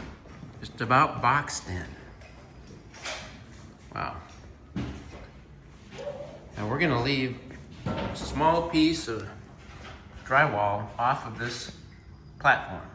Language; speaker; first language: English; native; English